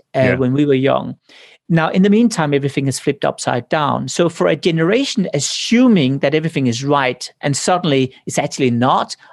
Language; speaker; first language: English; non-native, fluent; Danish